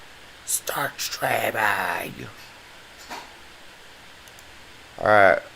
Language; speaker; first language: English; native; English